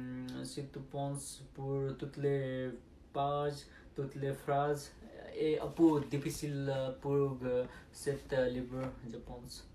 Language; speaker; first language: French; non-native, learner; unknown